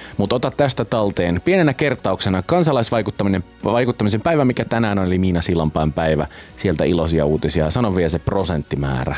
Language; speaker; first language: Finnish; native; Finnish